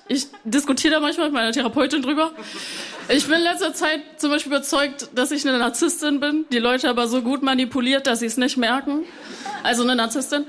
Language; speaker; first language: German; early bilingual, other home language; Spanish